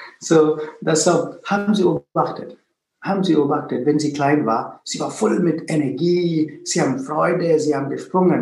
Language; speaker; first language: German; non-native, fluent; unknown